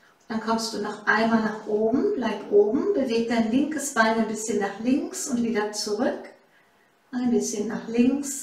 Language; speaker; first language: German; native; German